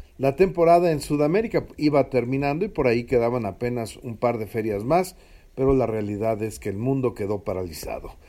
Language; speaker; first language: Spanish; native; Spanish